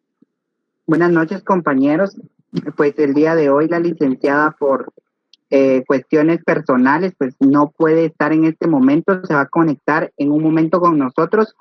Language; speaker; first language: Spanish; native; Spanish